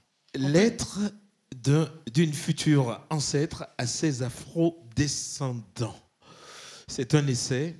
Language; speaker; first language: French; native; French